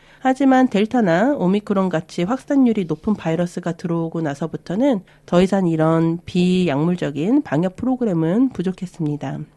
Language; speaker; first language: Korean; early bilingual, other home language; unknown